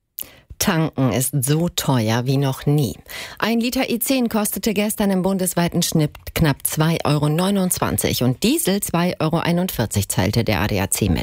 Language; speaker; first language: German; native; German